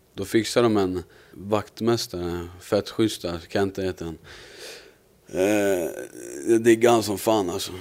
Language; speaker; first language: Swedish; native; Swedish